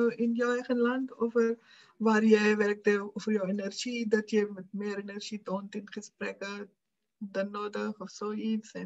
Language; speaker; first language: Dutch; non-native, fluent; Punjabi